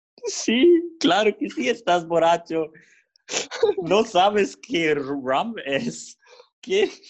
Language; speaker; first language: Spanish; non-native, learner; German